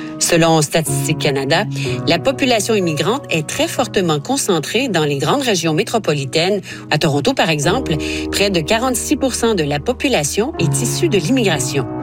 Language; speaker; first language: French; native; French